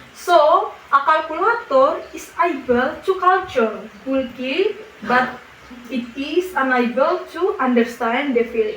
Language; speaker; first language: English; non-native, learner; Indonesian